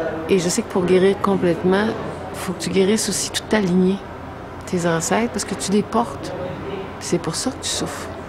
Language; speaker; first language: French; native; French